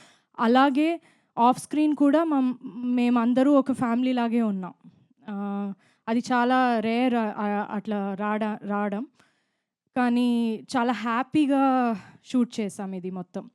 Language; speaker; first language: Telugu; non-native, fluent; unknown